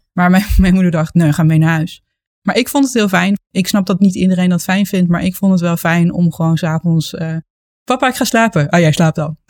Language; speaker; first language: Dutch; native; Dutch